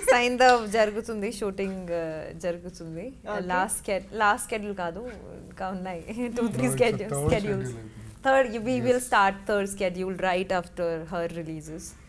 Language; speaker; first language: Telugu; non-native, learner; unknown